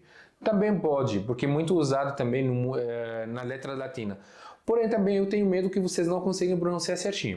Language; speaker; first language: Portuguese; non-native, fluent; Arabic